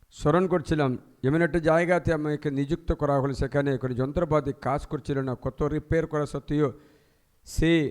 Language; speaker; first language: Bangla; non-native, fluent; Malayalam